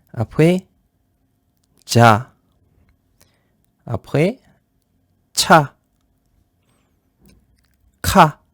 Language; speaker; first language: French; non-native, fluent; Korean